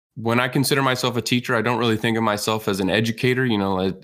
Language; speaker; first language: English; native; English